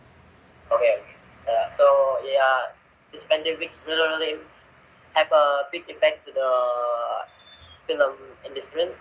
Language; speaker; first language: English; non-native, learner; Indonesian